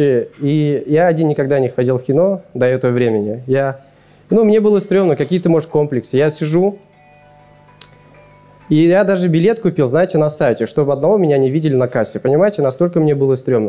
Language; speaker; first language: Russian; native; Russian